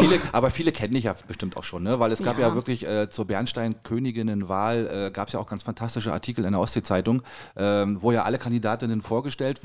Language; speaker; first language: German; native; German